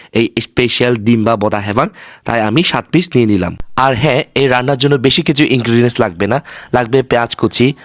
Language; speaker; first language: Bangla; non-native, local second language; Chakma